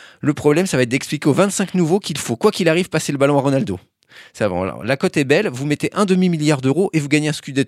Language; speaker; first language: French; native; French